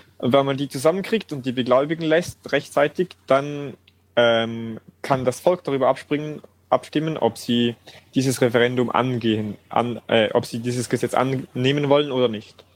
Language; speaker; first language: German; native; German